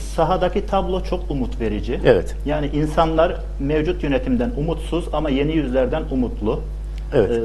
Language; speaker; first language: Turkish; native; Turkish